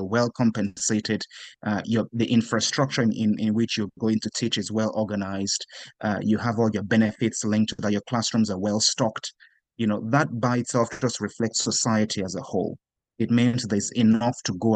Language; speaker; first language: English; non-native, local second language; Yoruba